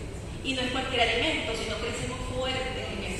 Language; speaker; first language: Spanish; native; Spanish